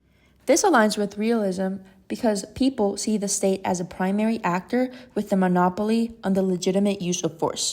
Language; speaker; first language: English; non-native, fluent; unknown